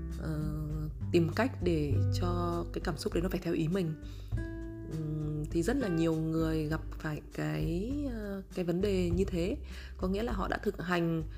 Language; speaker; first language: Vietnamese; native; Vietnamese